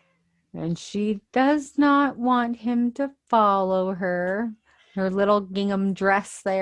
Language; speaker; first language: English; native; English